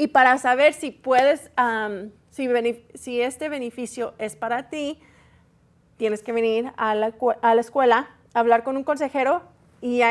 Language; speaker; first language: Spanish; early bilingual, heritage; Spanish